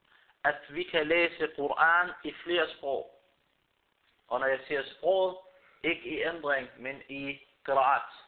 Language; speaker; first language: Danish; non-native, fluent; Arabic